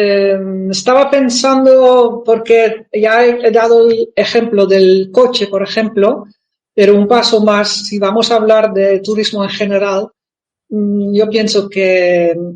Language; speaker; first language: Spanish; non-native, fluent; Dutch